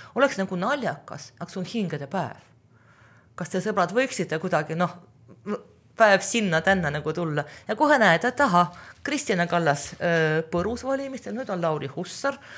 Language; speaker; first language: Estonian; non-native, local second language; Russian